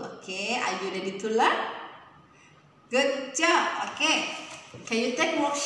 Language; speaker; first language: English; non-native, learner; Indonesian